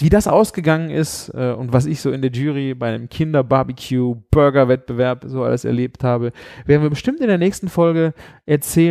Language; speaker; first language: German; native; German